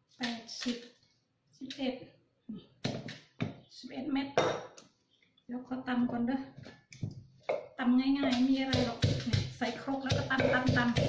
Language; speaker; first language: Thai; non-native, local second language; Northeastern Thai